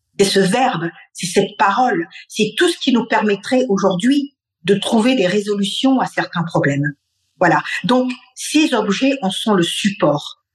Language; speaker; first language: French; non-native, local second language; Bambara